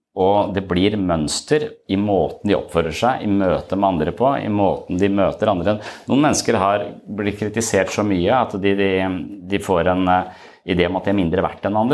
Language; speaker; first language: Norwegian; native; Norwegian